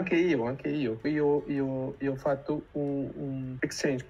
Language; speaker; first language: Italian; non-native, learner; Arabic